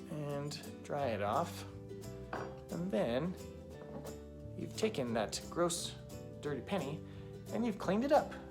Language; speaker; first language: English; native; English